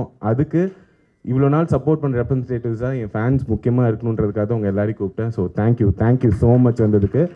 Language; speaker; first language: Tamil; native; Tamil